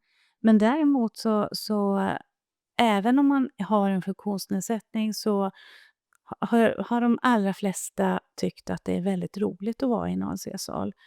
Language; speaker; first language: Swedish; native; Swedish